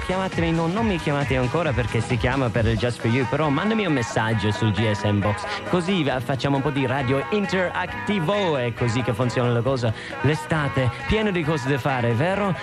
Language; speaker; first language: Italian; non-native, fluent; English